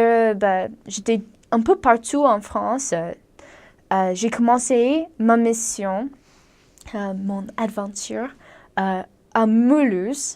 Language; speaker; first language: French; non-native, fluent; English